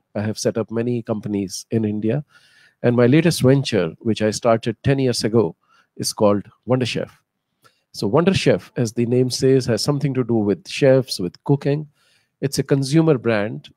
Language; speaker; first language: English; non-native, local second language; Hindi